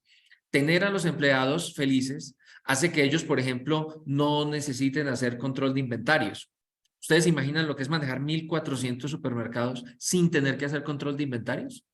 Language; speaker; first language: Spanish; native; Spanish